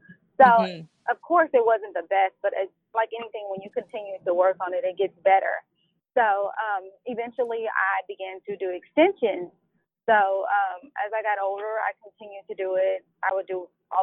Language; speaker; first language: English; native; English